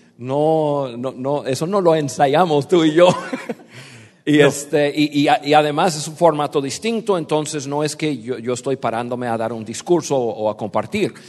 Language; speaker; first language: Spanish; non-native, fluent; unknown